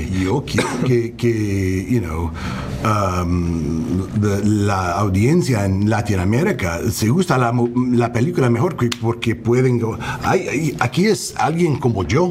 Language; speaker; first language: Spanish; early bilingual, heritage; English